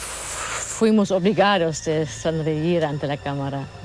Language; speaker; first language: Spanish; early bilingual, other home language; German